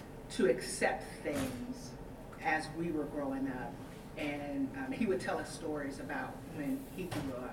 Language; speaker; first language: English; native; English